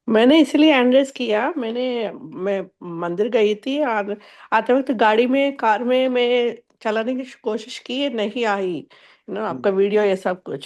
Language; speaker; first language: Hindi; non-native, local second language; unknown